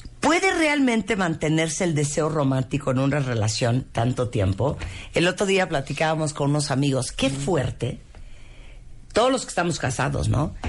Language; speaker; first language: Spanish; native; Spanish